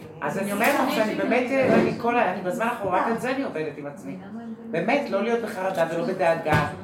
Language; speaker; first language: Hebrew; native; Hebrew